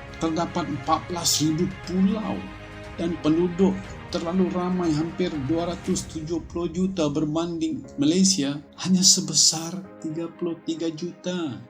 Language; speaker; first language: Malay; native; Malay